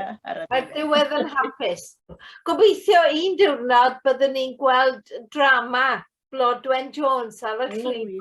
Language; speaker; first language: Welsh; non-native, fluent; English